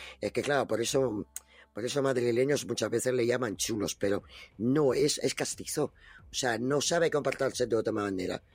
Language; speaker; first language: Spanish; non-native, fluent; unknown